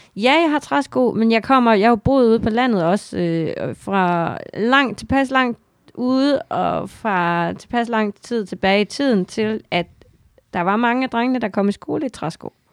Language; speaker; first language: Danish; native; Danish